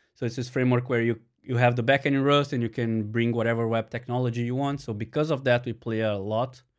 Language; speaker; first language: English; non-native, fluent; Portuguese